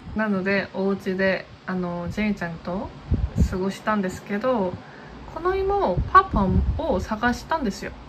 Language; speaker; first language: Japanese; non-native, fluent; Korean